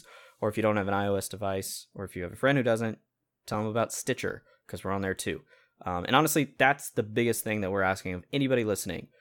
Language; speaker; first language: English; native; English